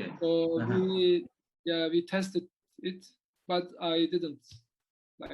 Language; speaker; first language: English; non-native, learner; Turkish